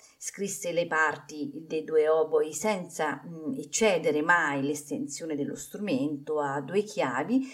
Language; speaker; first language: Italian; native; Italian